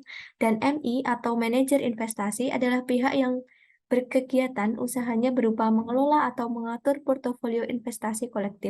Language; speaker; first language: Indonesian; native; Indonesian